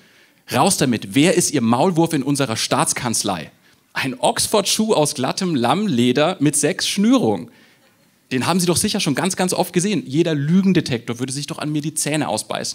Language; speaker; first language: German; native; German